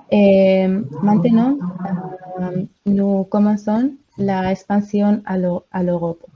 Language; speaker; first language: French; non-native, learner; Spanish